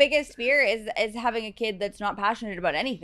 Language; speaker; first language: English; native; English